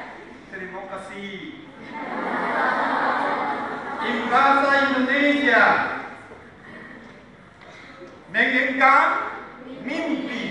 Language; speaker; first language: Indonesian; non-native, learner; Japanese